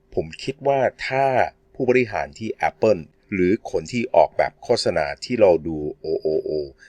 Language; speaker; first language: Thai; non-native, fluent; English